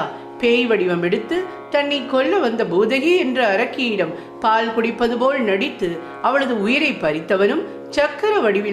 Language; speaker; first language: Tamil; native; Tamil